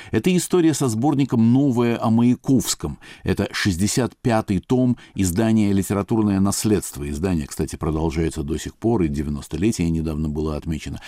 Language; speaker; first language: Russian; native; Russian